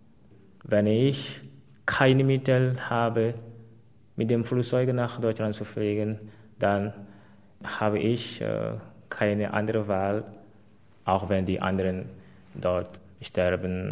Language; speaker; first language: German; non-native, fluent; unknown